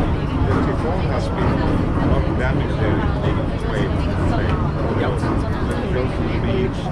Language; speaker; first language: English; non-native, learner; Swedish